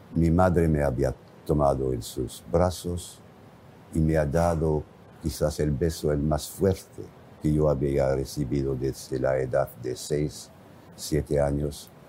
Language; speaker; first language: Spanish; non-native, fluent; English